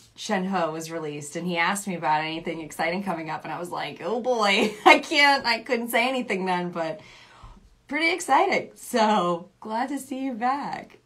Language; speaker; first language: English; native; English